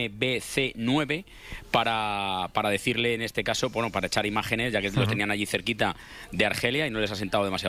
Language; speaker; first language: Spanish; native; Spanish